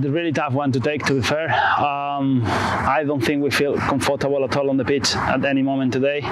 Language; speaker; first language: English; non-native, fluent; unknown